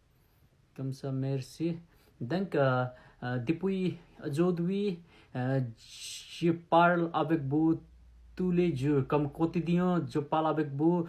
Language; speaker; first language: French; non-native, learner; Nepali